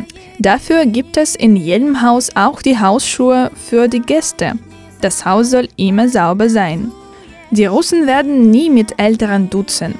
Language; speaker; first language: German; non-native, fluent; Russian